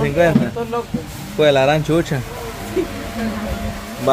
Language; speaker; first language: Spanish; native; Spanish